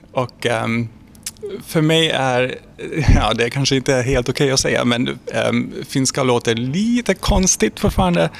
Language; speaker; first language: Swedish; non-native, fluent; Hungarian